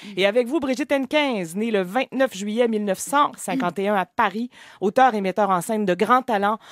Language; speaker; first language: French; native; French